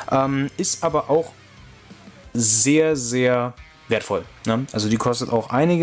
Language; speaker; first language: German; native; German